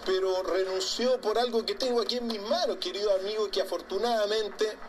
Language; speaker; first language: Spanish; native; Spanish